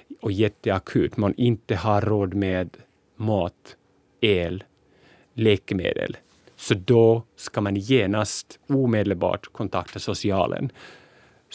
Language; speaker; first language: Swedish; non-native, local second language; Finnish